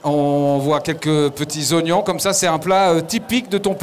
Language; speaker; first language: French; native; French